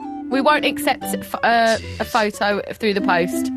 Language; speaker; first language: English; native; English